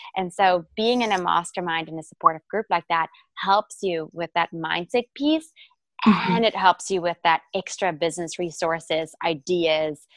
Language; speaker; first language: English; non-native, local second language; Afrikaans